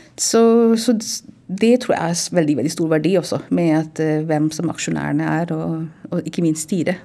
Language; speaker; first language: Norwegian; non-native, fluent; Hindi